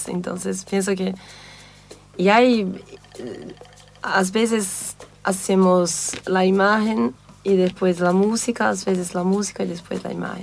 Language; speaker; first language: Spanish; non-native, fluent; Portuguese